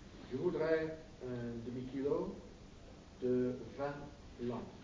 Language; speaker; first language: French; non-native, fluent; English